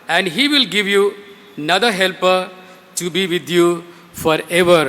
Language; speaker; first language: English; non-native, local second language; Telugu